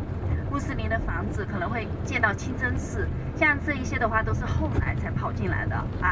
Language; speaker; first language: Chinese; native; Chinese